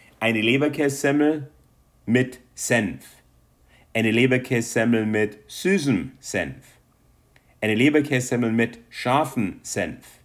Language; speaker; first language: German; non-native, fluent; English